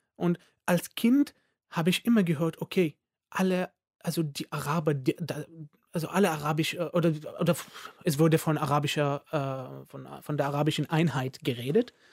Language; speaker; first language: German; non-native, fluent; Arabic